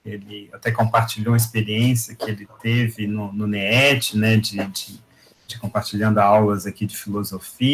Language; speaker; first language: Portuguese; native; Portuguese